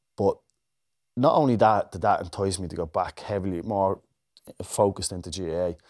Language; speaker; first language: English; native; English